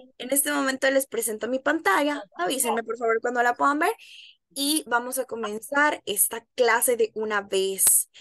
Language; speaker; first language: Spanish; native; Spanish